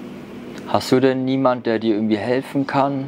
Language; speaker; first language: German; native; German